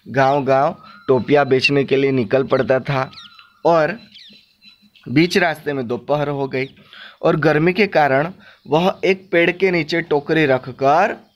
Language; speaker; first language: Hindi; non-native, local second language; Gujarati